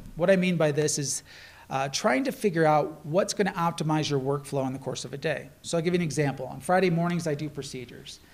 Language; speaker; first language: English; native; English